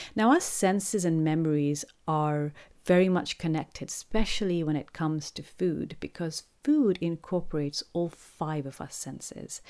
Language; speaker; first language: English; non-native, local second language; Urdu